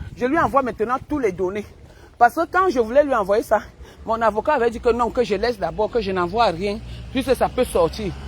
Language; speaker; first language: French; non-native, local second language; Basaa